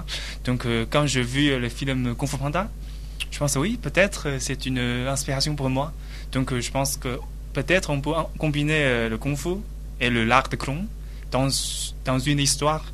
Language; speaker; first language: French; non-native, learner; Chinese